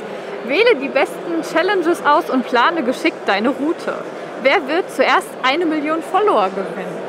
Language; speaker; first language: German; native; German